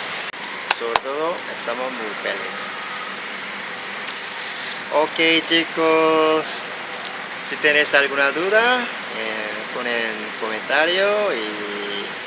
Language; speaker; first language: Spanish; non-native, fluent; Korean